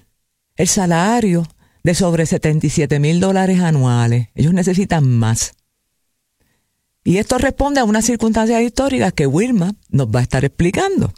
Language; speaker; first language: Spanish; native; Spanish